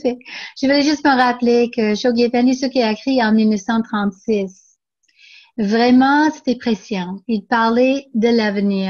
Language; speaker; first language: French; non-native, local second language; English